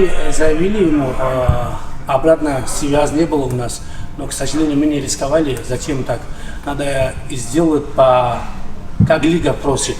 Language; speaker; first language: Russian; non-native, local second language; Tajik